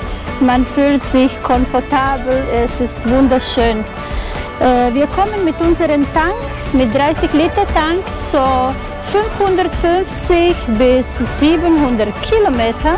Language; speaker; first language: German; non-native, fluent; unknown